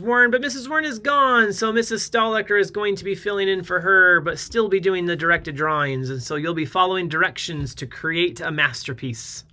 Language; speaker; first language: English; native; English